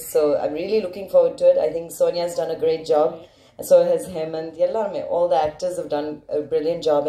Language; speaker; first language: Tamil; early bilingual, heritage; Tamil